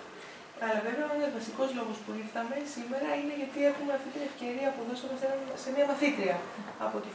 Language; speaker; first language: Greek; native; Greek